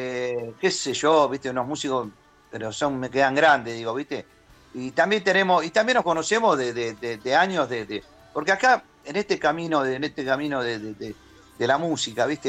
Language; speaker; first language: Spanish; native; Spanish